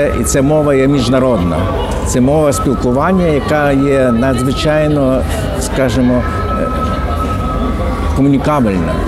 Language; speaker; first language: Ukrainian; native; Ukrainian